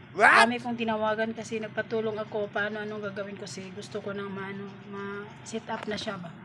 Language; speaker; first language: Filipino; non-native, local second language; Cebuano